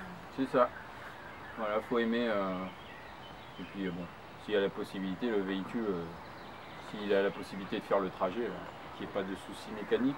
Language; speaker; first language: French; native; French